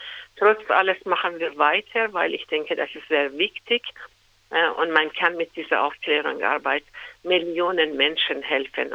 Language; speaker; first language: German; non-native, fluent; Persian